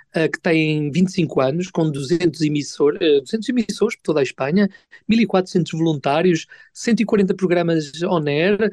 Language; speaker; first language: Portuguese; native; Portuguese